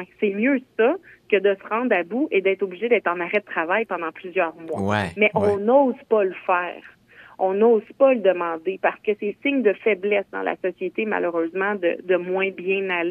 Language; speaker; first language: French; native; French